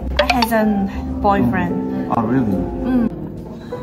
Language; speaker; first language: English; non-native, learner; Chinese